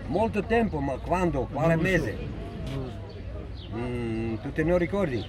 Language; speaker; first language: Italian; non-native, learner; Serbian